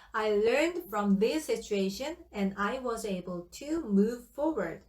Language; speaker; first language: English; non-native, fluent; Korean